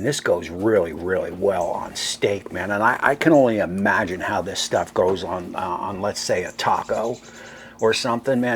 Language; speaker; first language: English; native; English